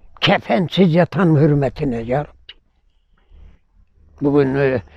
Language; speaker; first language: Turkish; native; Turkish